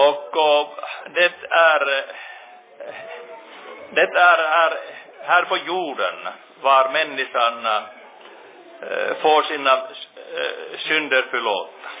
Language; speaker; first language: Swedish; non-native, local second language; Finnish